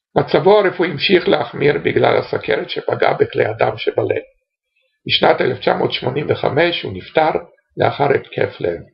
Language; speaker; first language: Hebrew; early bilingual, other home language; Romanian